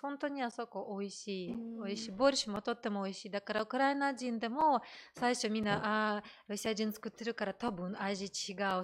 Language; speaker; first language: Japanese; non-native, fluent; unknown